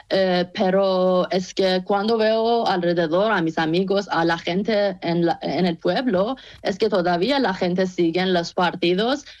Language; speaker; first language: Spanish; non-native, fluent; Persian